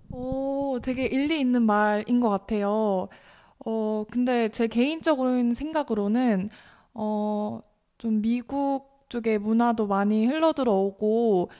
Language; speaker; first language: Korean; native; Korean